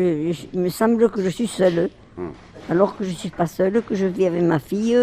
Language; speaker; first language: French; native; French